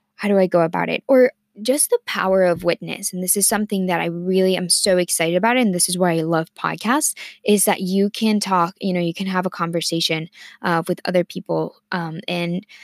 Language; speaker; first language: English; non-native, fluent; Spanish